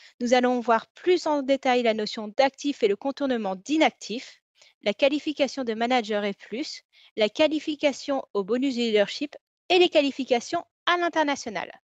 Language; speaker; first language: French; native; French